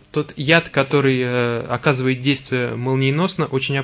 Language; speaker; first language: Russian; native; Russian